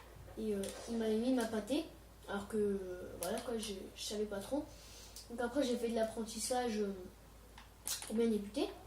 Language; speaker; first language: French; native; French